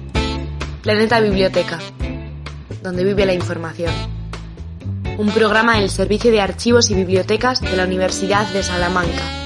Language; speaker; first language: Spanish; native; Spanish